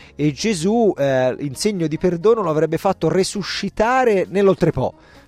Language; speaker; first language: Italian; native; Italian